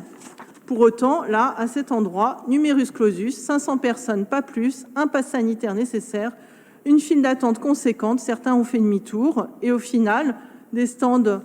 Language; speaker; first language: French; native; French